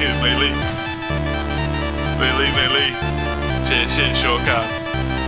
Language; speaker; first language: Chinese; non-native, learner; English